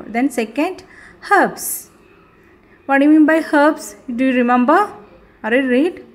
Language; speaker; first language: English; non-native, local second language; Malayalam